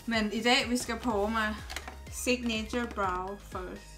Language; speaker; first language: Danish; non-native, learner; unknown